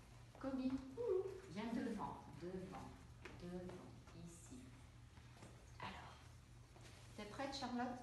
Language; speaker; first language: French; native; French